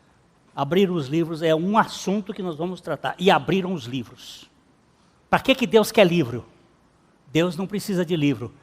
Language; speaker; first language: Portuguese; native; Portuguese